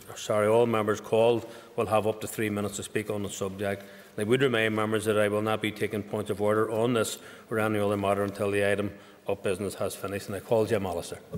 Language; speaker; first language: English; native; English